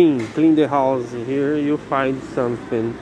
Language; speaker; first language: English; non-native, learner; Portuguese